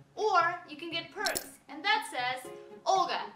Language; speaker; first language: English; non-native, fluent; Russian